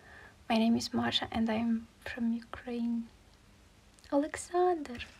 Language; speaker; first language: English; non-native, learner; Ukrainian